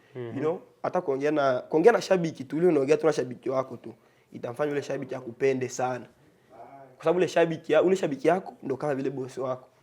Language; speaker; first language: Swahili; non-native, local second language; Bembe